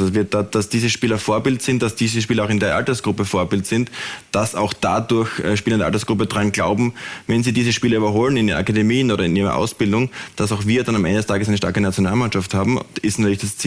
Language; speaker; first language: German; native; German